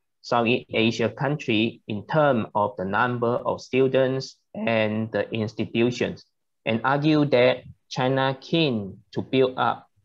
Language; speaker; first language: English; non-native, learner; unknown